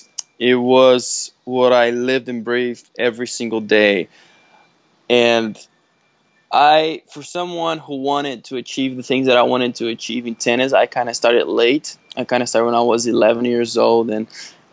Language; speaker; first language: English; non-native, fluent; Portuguese